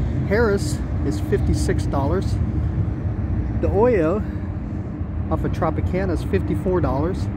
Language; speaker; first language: English; native; English